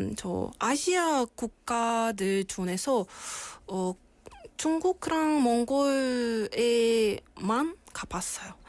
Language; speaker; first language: Korean; non-native, learner; Russian